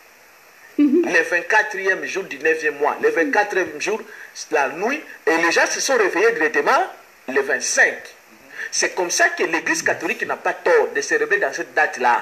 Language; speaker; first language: French; non-native, local second language; Lingala